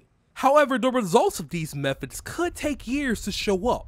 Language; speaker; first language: English; native; English